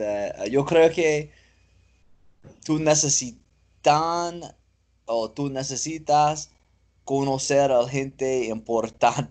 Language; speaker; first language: Spanish; non-native, learner; English